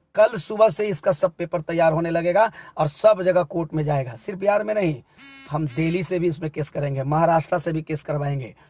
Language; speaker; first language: Hindi; native; Hindi